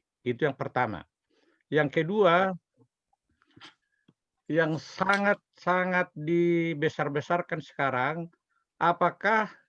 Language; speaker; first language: Indonesian; native; Indonesian